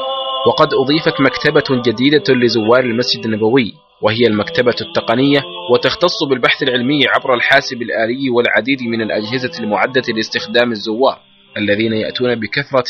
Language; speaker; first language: Arabic; native; Arabic